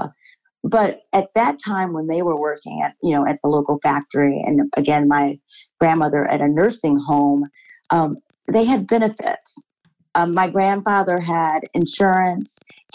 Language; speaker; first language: English; native; English